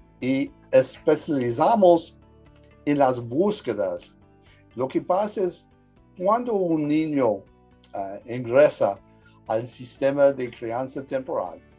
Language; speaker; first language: Spanish; early bilingual, heritage; English